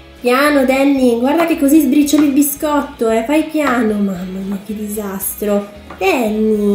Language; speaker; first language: Italian; native; Italian